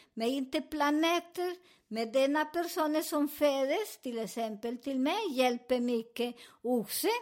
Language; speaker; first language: Swedish; non-native, fluent; Spanish